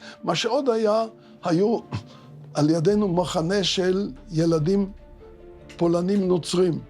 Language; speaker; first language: Hebrew; early bilingual, other home language; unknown